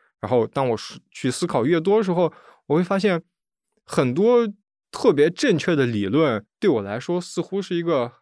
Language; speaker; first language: Chinese; native; Chinese